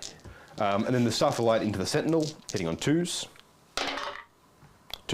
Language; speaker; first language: English; native; English